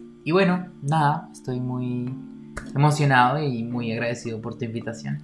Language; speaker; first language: Spanish; native; Spanish